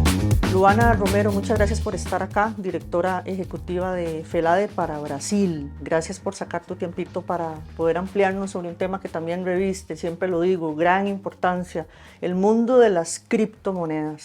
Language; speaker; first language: Spanish; native; Spanish